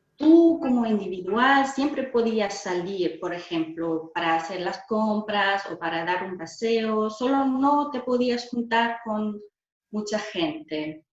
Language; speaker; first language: Spanish; non-native, fluent; German